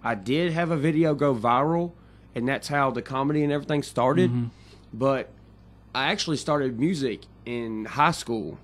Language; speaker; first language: English; native; English